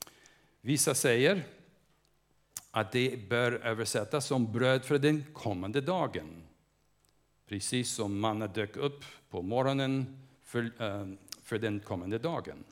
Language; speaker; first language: Swedish; non-native, fluent; English